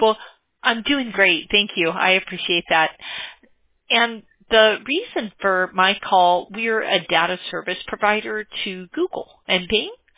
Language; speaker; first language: English; native; English